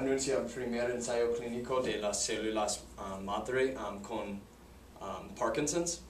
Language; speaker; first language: Spanish; non-native, learner; English